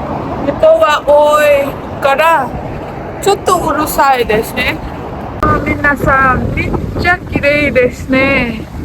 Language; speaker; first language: Japanese; non-native, learner; Nepali